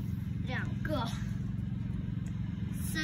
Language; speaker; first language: Chinese; early bilingual, heritage; Chinese